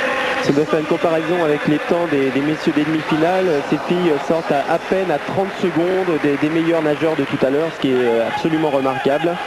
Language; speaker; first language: French; native; French